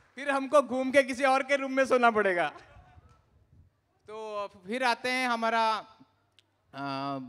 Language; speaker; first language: Hindi; non-native, local second language; Odia